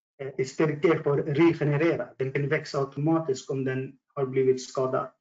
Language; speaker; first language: Swedish; non-native, fluent; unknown